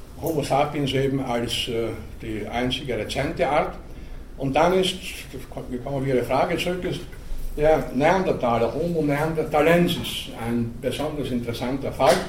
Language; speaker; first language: German; native; German